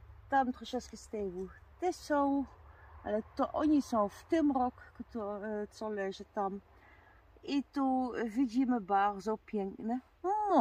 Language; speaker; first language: Polish; non-native, learner; Dutch